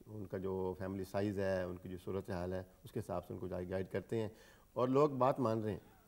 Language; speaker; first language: Urdu; native; Urdu